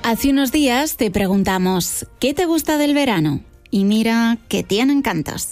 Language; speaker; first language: Spanish; native; Spanish